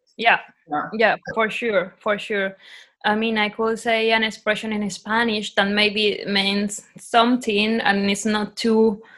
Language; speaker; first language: English; non-native, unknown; Spanish